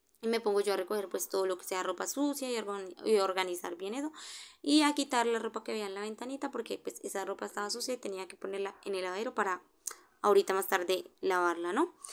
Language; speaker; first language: Spanish; native; Spanish